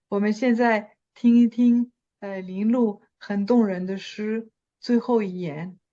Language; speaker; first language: Chinese; non-native, fluent; French